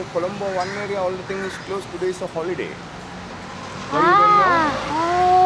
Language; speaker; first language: English; non-native, learner; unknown